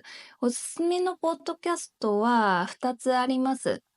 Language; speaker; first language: Japanese; non-native, learner; Chinese